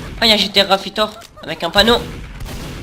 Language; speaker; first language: French; native; French